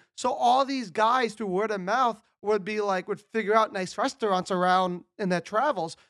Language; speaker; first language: English; native; English